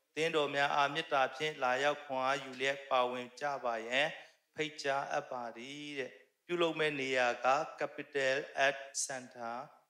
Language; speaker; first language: Burmese; non-native, local second language; Tedim Chin